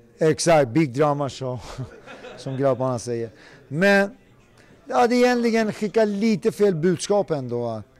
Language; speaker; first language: Swedish; early bilingual, other home language; Persian